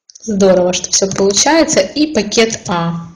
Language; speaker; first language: Russian; native; Russian